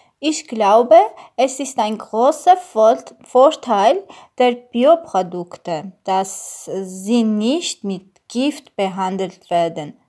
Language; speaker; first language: German; non-native, learner; Armenian